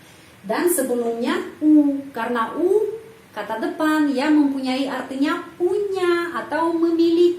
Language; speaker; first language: Indonesian; non-native, fluent; Russian